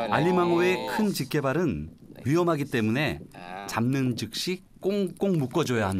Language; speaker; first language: Korean; native; Korean